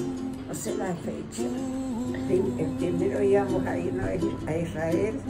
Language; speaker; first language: Spanish; early bilingual, other home language; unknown